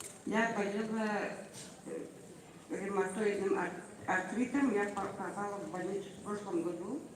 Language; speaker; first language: Russian; non-native, local second language; Yakut